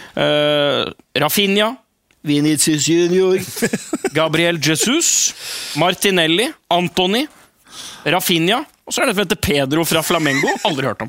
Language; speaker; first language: Norwegian; native; Norwegian